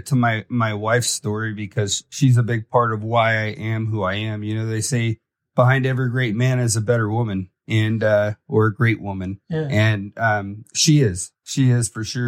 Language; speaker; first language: English; native; English